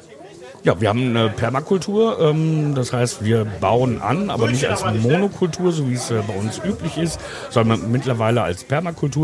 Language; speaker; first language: German; native; German